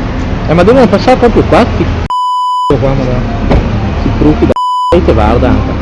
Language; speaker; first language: Italian; native; Italian